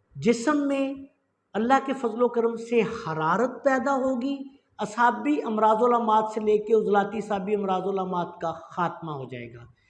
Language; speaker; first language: Urdu; non-native, local second language; Punjabi